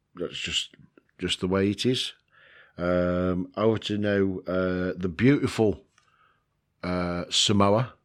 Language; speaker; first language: English; native; English